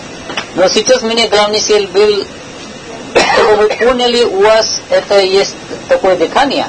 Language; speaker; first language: Russian; non-native, learner; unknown